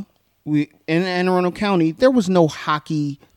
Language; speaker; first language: English; native; English